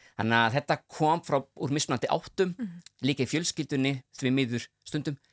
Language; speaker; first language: Icelandic; non-native, fluent; Italian